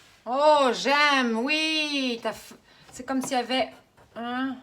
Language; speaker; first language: French; native; French